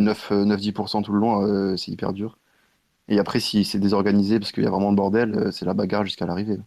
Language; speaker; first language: French; native; French